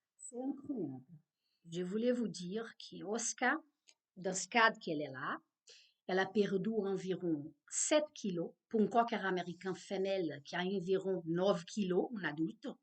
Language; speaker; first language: French; non-native, fluent; Portuguese